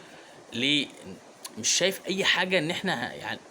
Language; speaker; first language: Arabic; native; Arabic